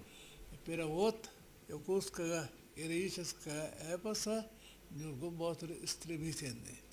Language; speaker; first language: Russian; non-native, local second language; Yakut